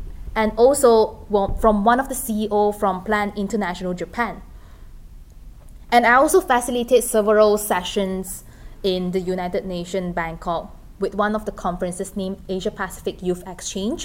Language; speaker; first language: English; non-native, local second language; Chinese